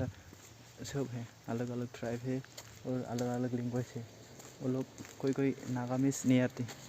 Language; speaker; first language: Hindi; non-native, local second language; Assamese